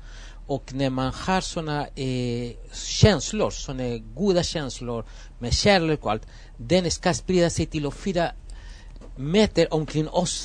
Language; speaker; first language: Swedish; non-native, fluent; Spanish